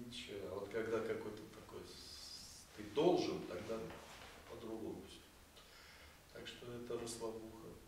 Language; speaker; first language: Russian; native; Russian